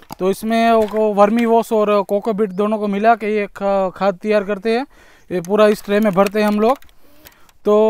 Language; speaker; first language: Hindi; non-native, local second language; Gujarati